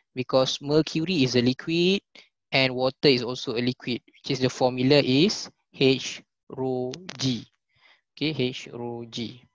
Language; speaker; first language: English; non-native, local second language; Malay